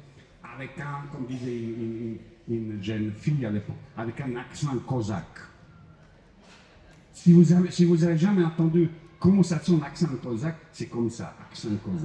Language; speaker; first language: French; non-native, fluent; Croatian